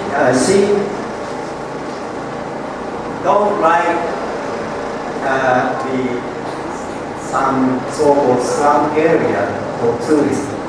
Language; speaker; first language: English; non-native, learner; Japanese